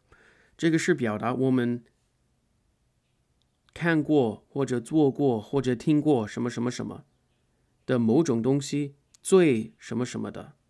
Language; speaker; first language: Chinese; non-native, fluent; English